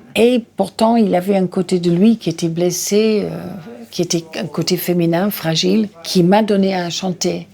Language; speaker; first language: French; non-native, fluent; English